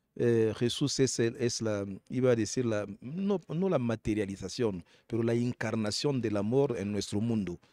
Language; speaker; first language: Spanish; non-native, fluent; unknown